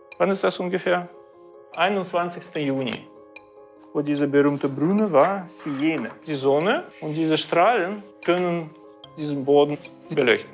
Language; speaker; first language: German; non-native, fluent; Russian